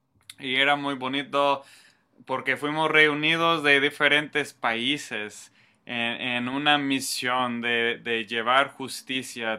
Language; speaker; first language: Spanish; non-native, fluent; English